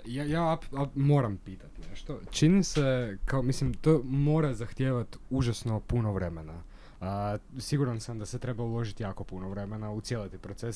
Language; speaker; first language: Croatian; native; Croatian